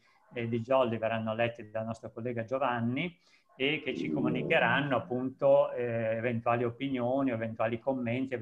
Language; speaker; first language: Italian; native; Italian